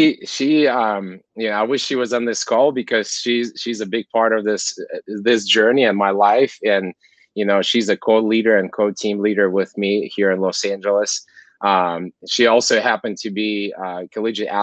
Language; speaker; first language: English; non-native, fluent; Kazakh